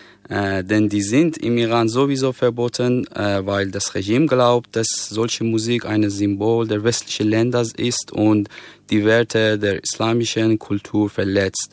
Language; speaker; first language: German; non-native, fluent; Persian